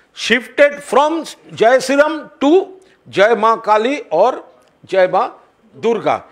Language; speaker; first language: Hindi; non-native, local second language; Bangla